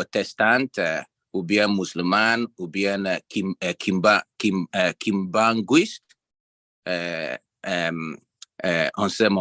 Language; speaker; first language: French; non-native, learner; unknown